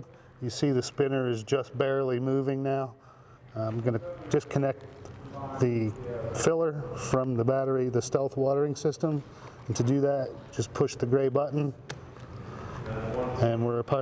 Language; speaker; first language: English; native; English